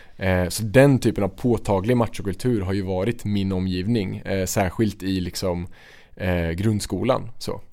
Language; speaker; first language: Swedish; native; Swedish